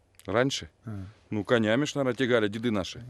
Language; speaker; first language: Russian; native; Russian